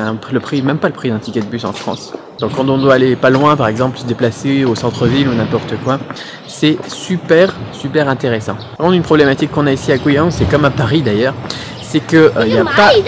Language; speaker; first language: French; native; French